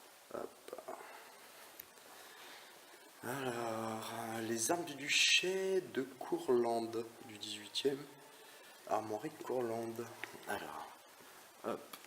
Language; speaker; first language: French; native; French